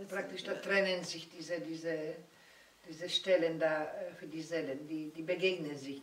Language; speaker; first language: German; non-native, learner; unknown